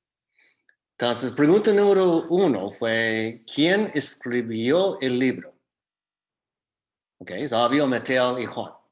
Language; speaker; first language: Spanish; non-native, fluent; English